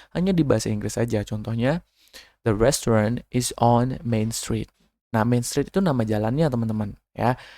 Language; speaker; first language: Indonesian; native; Indonesian